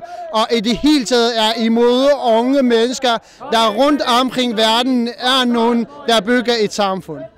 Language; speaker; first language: Danish; non-native, fluent; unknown